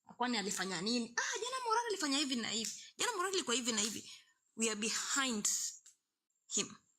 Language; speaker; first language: Swahili; non-native, local second language; Luo (Kenya and Tanzania)